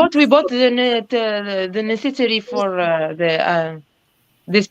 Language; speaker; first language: English; non-native, learner; French